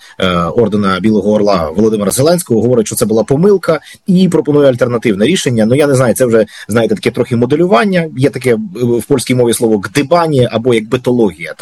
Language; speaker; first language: Ukrainian; native; Ukrainian